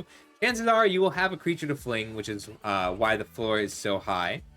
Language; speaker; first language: English; native; English